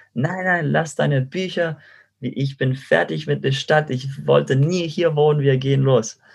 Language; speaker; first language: German; non-native, fluent; Spanish